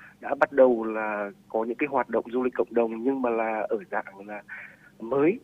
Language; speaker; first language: Vietnamese; non-native, local second language; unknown